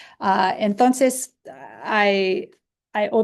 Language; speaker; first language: Spanish; non-native, fluent; English